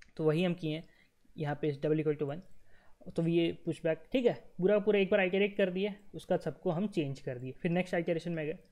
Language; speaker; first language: Hindi; native; Hindi